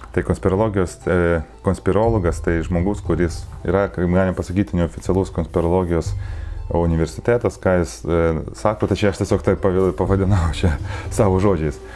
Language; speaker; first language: Lithuanian; non-native, local second language; Polish